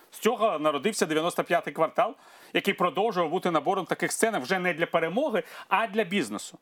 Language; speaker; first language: Ukrainian; non-native, local second language; Russian